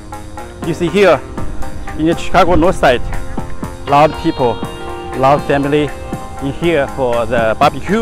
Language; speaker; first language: English; non-native, learner; Chinese